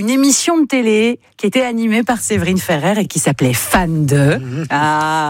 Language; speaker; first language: French; native; French